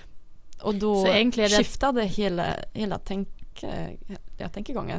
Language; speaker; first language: Swedish; non-native, fluent; Dutch